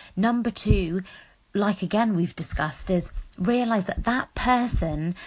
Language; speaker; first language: English; native; English